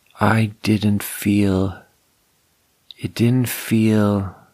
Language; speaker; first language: English; native; English